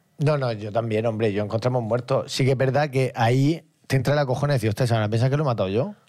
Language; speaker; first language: Spanish; native; Spanish